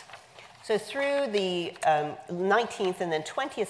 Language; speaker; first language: English; native; English